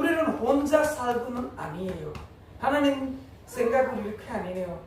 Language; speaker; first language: Korean; non-native, learner; English